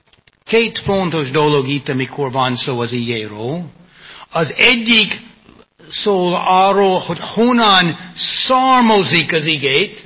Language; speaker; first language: Hungarian; non-native, fluent; English